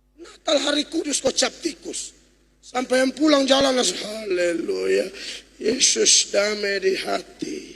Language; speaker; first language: Indonesian; native; Indonesian